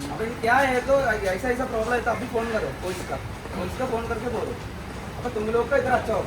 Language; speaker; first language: Hindi; non-native, local second language; Malayalam